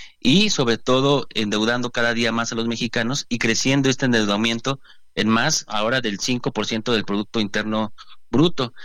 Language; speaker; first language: Spanish; native; Spanish